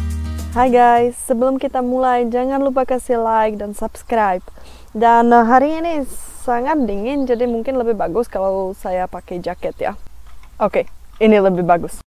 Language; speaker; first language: Indonesian; non-native, fluent; Czech